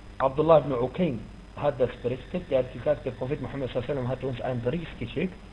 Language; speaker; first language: German; non-native, fluent; Arabic